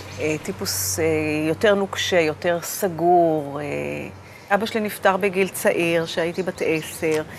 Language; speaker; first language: Hebrew; native; Hebrew